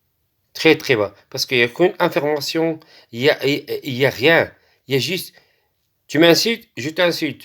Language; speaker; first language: French; non-native, local second language; Arabic